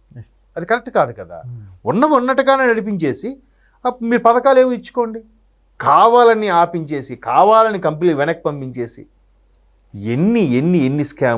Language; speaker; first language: Telugu; native; Telugu